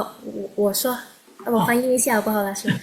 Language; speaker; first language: Chinese; non-native, learner; Indonesian